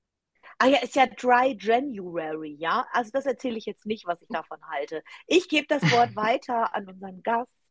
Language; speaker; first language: German; native; German